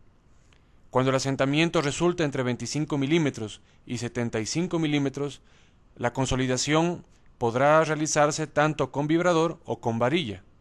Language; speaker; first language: Spanish; native; Spanish